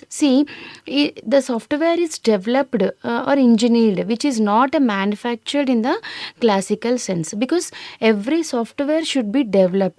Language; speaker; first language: English; non-native, local second language; Telugu